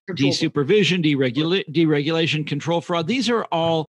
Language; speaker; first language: English; native; English